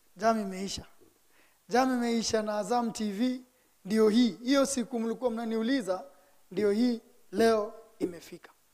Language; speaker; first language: Swahili; non-native, local second language; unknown